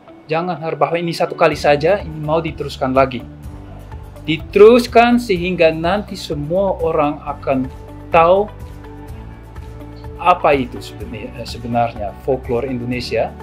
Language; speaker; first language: Indonesian; non-native, fluent; Dutch